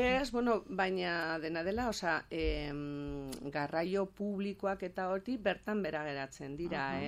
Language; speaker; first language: Basque; non-native, local second language; Spanish